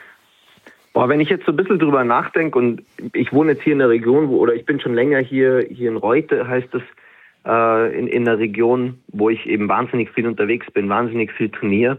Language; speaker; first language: German; native; German